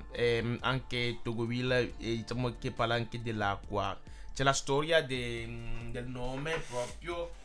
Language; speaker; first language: Italian; non-native, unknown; Ewe